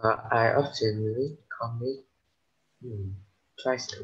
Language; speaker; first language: English; non-native, learner; Vietnamese